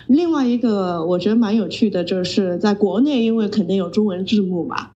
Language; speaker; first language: Chinese; non-native, local second language; Cantonese